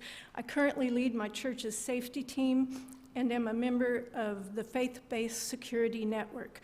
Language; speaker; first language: English; native; English